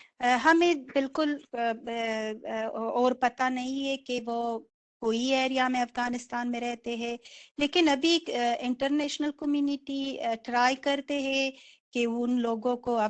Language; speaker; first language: Hindi; non-native, local second language; Persian